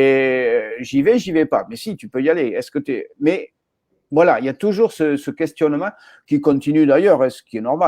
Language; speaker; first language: French; native; French